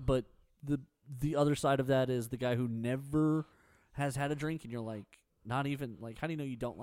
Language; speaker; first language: English; native; English